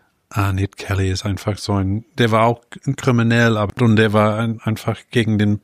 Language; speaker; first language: German; non-native, fluent; English